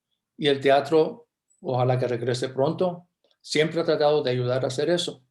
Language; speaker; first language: Spanish; early bilingual, heritage; Spanish